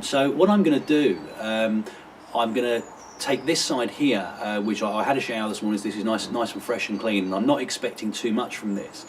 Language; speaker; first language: English; native; English